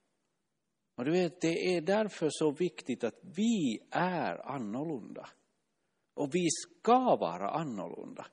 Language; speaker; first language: Swedish; non-native, fluent; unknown